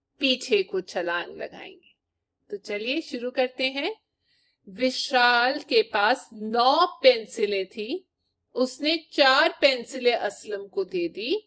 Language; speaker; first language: Hindi; native; Hindi